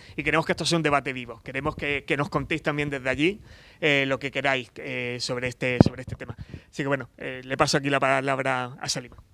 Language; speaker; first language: Spanish; native; Spanish